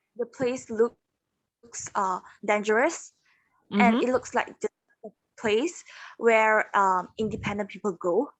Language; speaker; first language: English; non-native, learner; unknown